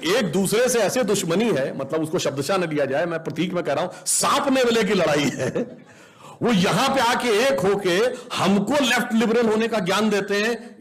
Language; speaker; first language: Hindi; native; Hindi